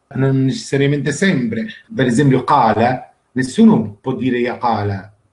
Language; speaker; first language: Italian; non-native, fluent; Arabic